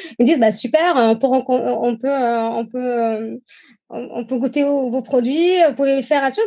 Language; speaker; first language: French; non-native, fluent; Arabic